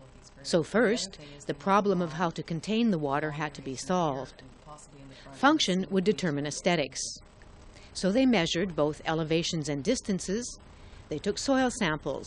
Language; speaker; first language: English; native; English